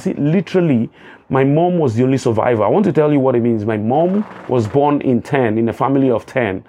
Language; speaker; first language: English; non-native, local second language; Igbo